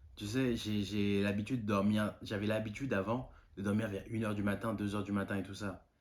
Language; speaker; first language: French; non-native, local second language; Malagasy